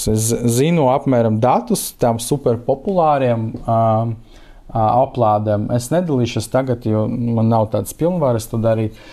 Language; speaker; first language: Latvian; non-native, local second language; Russian